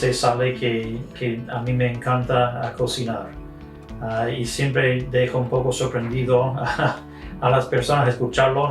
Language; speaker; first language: Spanish; non-native, fluent; English